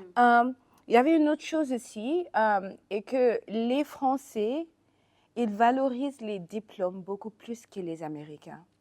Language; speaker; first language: French; non-native, local second language; Wolof